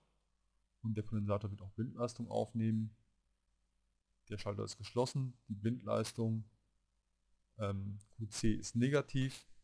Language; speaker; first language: German; native; German